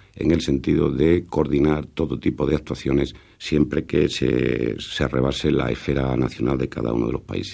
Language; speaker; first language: Spanish; native; Spanish